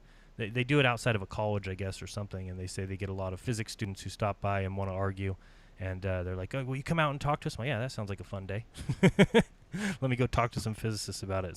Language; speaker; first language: English; native; English